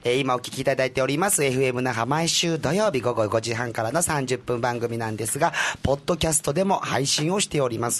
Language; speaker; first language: Japanese; native; Japanese